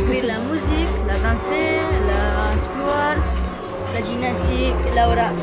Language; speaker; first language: French; non-native, learner; Romany